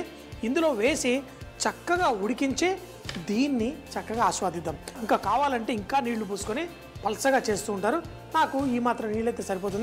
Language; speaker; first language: Telugu; native; Telugu